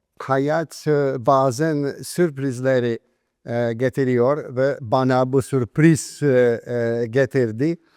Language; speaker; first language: Turkish; non-native, fluent; Polish